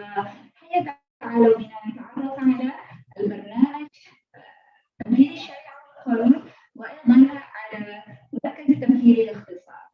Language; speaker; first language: Arabic; non-native, fluent; Malay